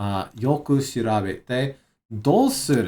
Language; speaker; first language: Japanese; non-native, learner; English